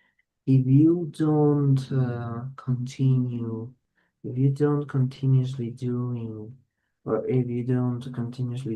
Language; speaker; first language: English; non-native, fluent; Spanish